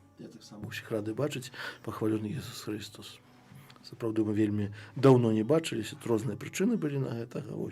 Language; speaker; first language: Belarusian; non-native, local second language; Russian